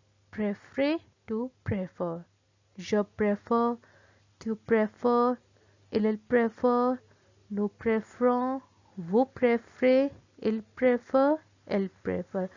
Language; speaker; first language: French; non-native, fluent; Hindi